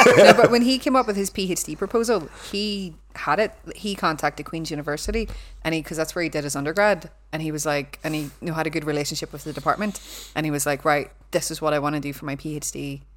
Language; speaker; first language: English; native; English